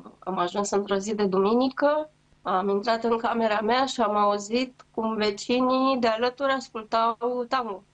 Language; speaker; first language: Romanian; native; Romanian